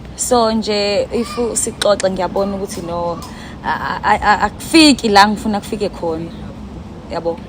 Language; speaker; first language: Zulu; native; Zulu